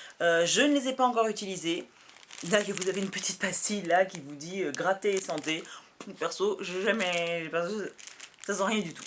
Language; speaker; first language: French; native; French